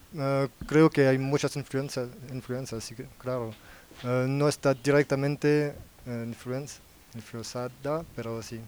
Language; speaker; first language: Spanish; non-native, learner; French